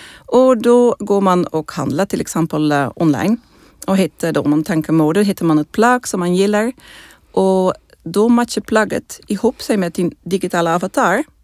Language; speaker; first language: Swedish; non-native, fluent; Dutch